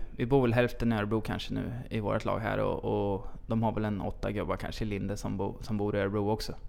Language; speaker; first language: Swedish; native; Swedish